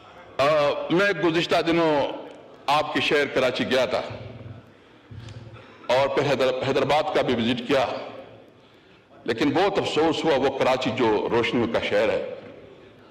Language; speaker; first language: Urdu; non-native, local second language; Pashto